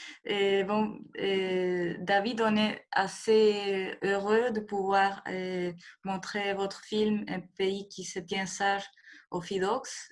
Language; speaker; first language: French; non-native, fluent; Spanish